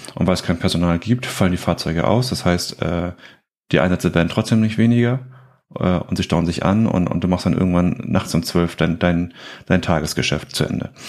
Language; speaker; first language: German; native; German